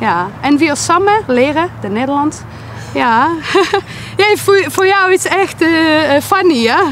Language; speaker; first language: Dutch; non-native, learner; Polish